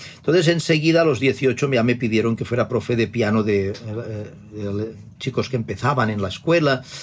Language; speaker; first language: Spanish; non-native, local second language; Catalan